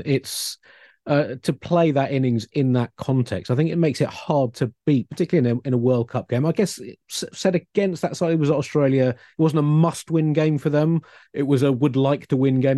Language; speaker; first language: English; native; English